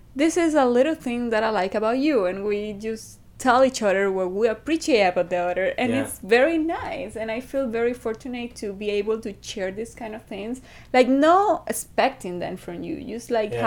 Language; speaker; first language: English; non-native, fluent; Spanish